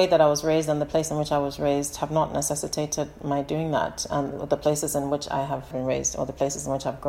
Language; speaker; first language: English; native; English